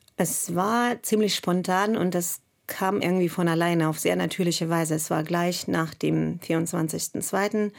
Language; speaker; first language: German; non-native, fluent; Russian